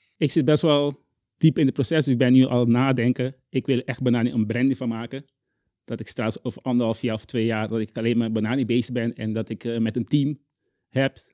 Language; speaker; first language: Dutch; non-native, local second language; Papiamento